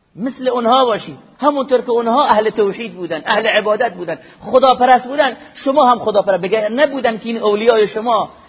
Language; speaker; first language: Persian; native; Persian